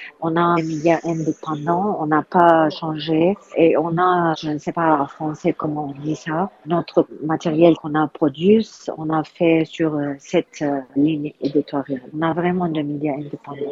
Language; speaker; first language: French; non-native, learner; Arabic